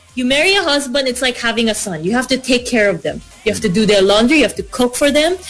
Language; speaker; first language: English; non-native, local second language; Korean